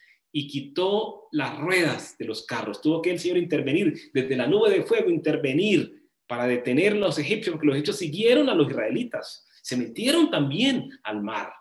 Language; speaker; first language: Spanish; native; Spanish